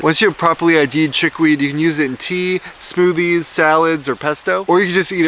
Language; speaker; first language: English; native; English